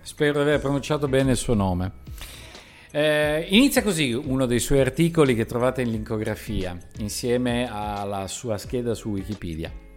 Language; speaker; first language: Italian; native; Italian